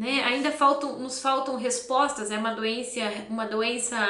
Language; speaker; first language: Portuguese; native; Portuguese